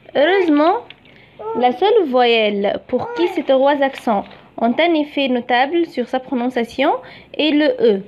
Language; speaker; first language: French; non-native, fluent; Arabic